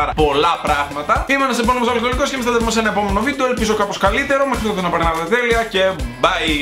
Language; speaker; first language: Greek; native; Greek